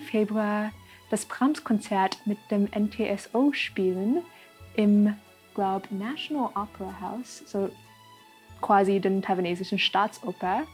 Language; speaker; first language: German; non-native, fluent; Chinese